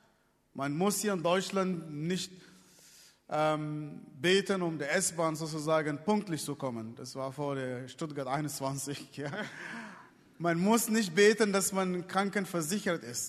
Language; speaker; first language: German; non-native, fluent; Arabic